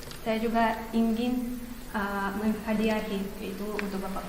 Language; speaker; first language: Indonesian; non-native, fluent; Russian